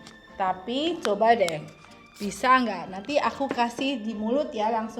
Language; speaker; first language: Indonesian; native; Indonesian